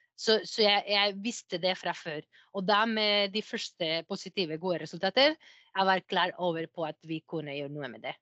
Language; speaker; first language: Norwegian; non-native, fluent; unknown